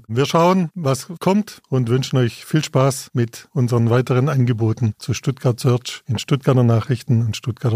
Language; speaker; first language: German; native; German